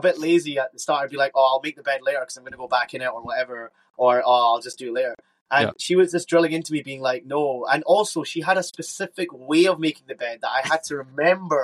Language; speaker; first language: English; native; English